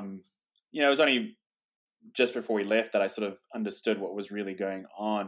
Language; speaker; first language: English; native; English